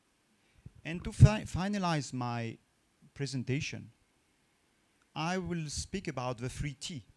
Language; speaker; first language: English; non-native, fluent; French